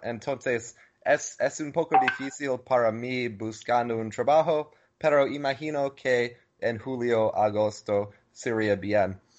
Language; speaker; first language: Spanish; non-native, learner; English